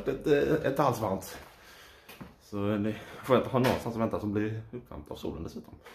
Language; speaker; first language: Swedish; native; Swedish